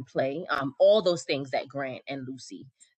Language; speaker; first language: English; native; English